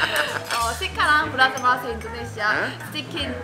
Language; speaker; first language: Indonesian; non-native, learner; Korean